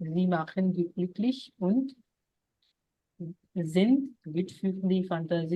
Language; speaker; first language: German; non-native, fluent; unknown